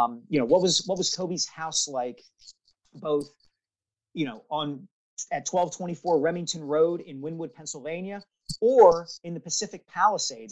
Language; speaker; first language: English; native; English